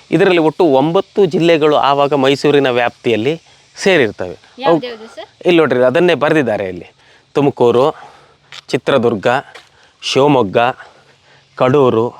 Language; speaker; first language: Kannada; native; Kannada